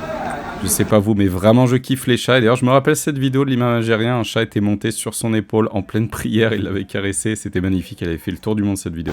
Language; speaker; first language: French; native; French